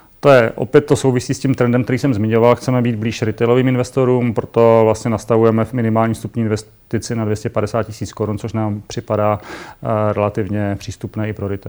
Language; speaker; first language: Czech; native; Czech